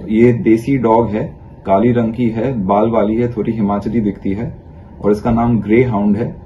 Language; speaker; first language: Hindi; non-native, local second language; Bangla